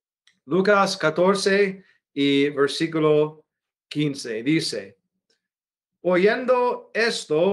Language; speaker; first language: Spanish; non-native, fluent; English